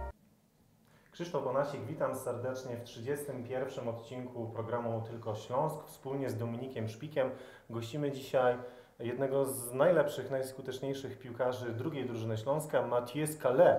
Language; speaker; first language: Polish; native; Polish